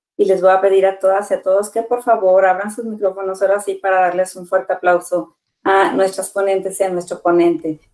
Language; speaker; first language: Spanish; native; Spanish